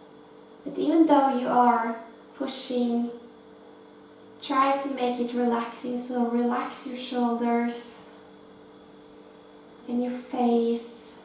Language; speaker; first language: English; non-native, fluent; Norwegian